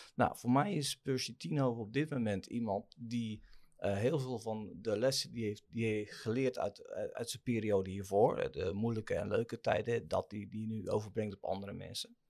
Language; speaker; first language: Dutch; native; Dutch